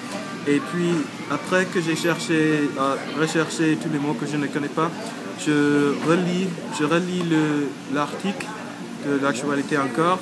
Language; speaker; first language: French; non-native, learner; English